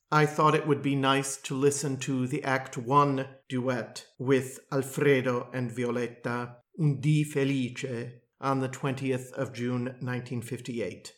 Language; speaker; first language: English; native; English